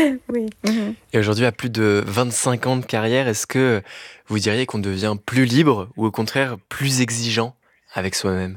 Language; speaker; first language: French; native; French